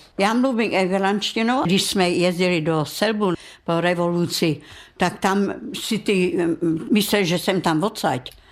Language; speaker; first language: Czech; non-native, local second language; German